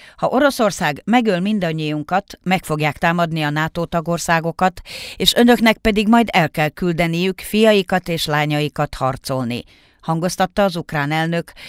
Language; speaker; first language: Hungarian; native; Hungarian